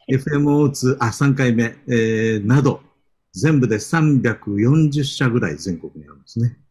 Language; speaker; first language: Japanese; native; Japanese